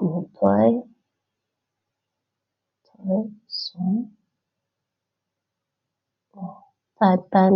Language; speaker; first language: Vietnamese; non-native, learner; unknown